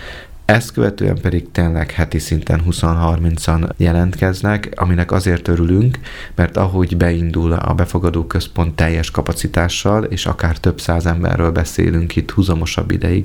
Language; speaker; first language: Hungarian; native; Hungarian